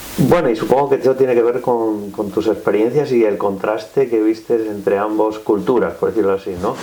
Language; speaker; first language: Spanish; native; Spanish